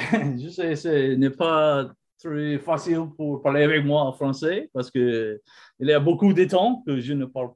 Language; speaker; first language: French; non-native, learner; English